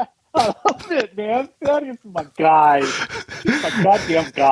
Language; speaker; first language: English; native; English